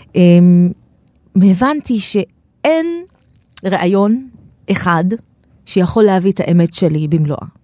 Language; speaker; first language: Hebrew; non-native, local second language; Arabic